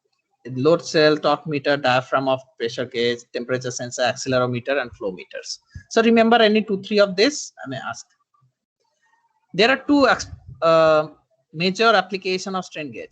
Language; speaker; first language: English; non-native, local second language; Bangla